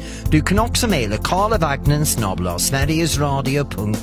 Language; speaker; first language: Swedish; non-native, fluent; English